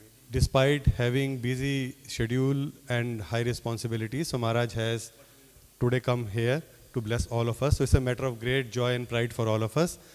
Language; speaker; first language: English; non-native, local second language; Hindi